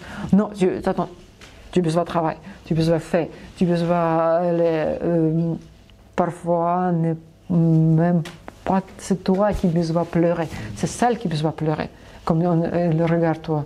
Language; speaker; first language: French; non-native, learner; Russian